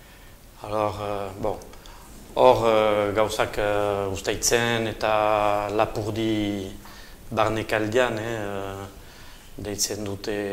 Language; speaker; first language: Basque; native; Basque